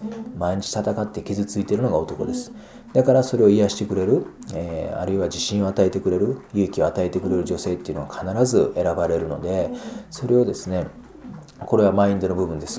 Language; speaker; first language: Japanese; native; Japanese